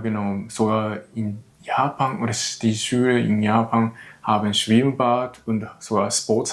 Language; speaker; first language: German; non-native, learner; Japanese